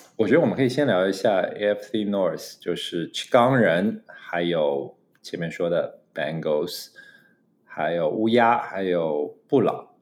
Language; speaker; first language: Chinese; native; Chinese